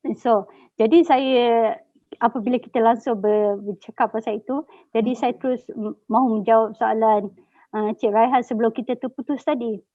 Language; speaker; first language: Malay; native; Malay